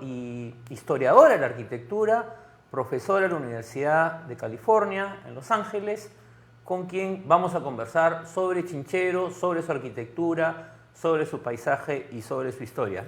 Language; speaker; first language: Spanish; native; Spanish